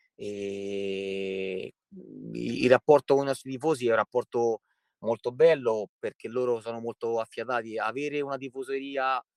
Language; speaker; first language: Italian; native; Italian